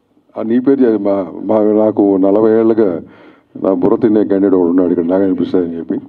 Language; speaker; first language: Telugu; native; Telugu